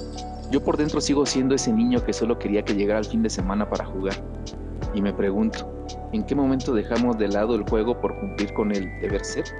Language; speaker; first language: Spanish; native; Spanish